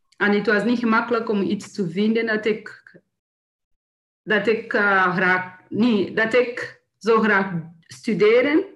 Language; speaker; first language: Dutch; non-native, learner; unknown